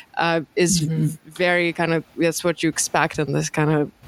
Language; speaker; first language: English; non-native, fluent; Russian